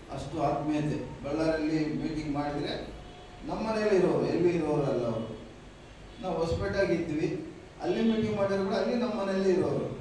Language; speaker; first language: Kannada; non-native, local second language; Telugu